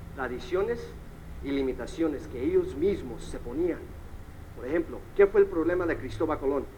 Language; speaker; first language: Spanish; early bilingual, heritage; Spanish